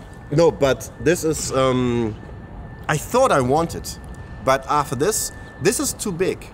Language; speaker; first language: English; non-native, fluent; German